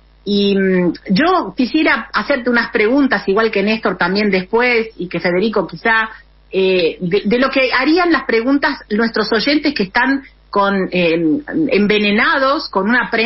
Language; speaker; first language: Spanish; native; Spanish